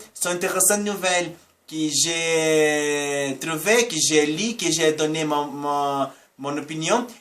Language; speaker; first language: French; non-native, learner; Portuguese